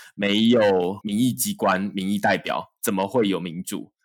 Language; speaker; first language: Chinese; native; Chinese